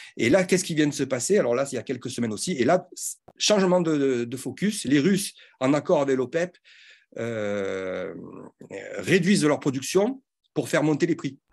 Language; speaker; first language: French; native; French